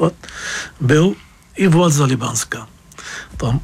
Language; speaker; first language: Polish; non-native, fluent; Arabic